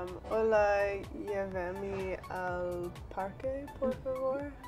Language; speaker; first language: Spanish; non-native, learner; English